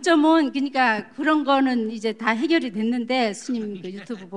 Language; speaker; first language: Korean; native; Korean